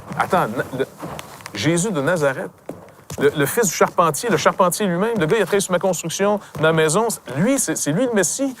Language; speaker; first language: French; native; French